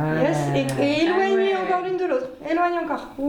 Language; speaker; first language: French; native; French